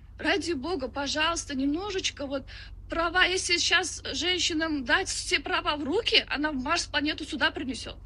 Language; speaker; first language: Russian; non-native, local second language; Turkmen